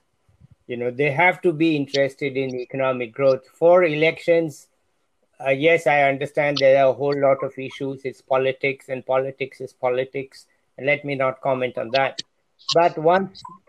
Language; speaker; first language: English; non-native, local second language; Hindi